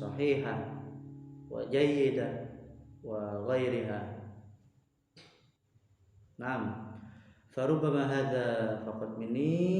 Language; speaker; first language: Arabic; non-native, fluent; Indonesian